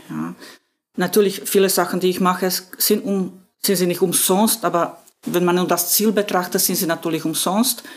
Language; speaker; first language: German; non-native, fluent; Slovak